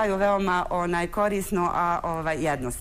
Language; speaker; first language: Bosnian; native; Bosnian